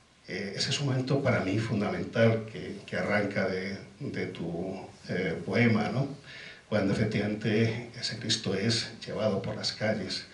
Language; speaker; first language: Spanish; native; Spanish